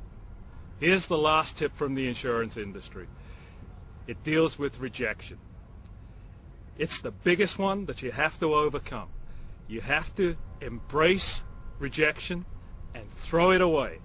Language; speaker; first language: English; native; English